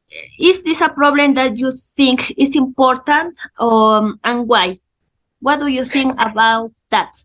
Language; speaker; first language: English; non-native, learner; Spanish